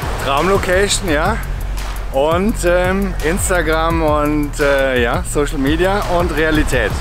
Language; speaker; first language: German; native; German